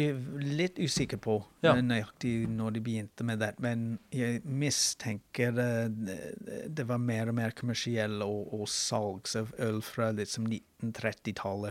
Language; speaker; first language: Norwegian; non-native, fluent; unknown